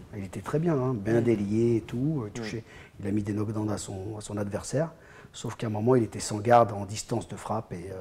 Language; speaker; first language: French; native; French